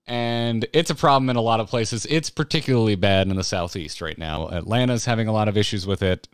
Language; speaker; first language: English; native; English